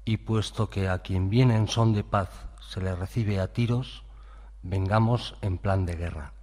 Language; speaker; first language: Spanish; non-native, local second language; Basque